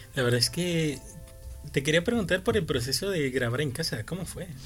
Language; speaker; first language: Spanish; native; Spanish